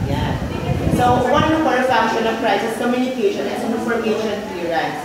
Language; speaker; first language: English; non-native, local second language; Filipino